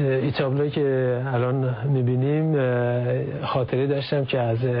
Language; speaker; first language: Persian; native; Persian